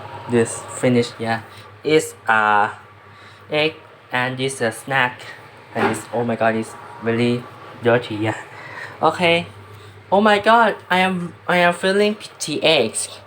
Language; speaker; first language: English; non-native, learner; Thai